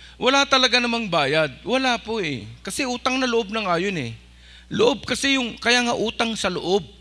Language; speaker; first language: Filipino; non-native, local second language; Iloko